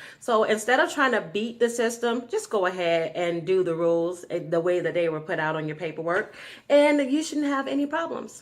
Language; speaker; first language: English; native; English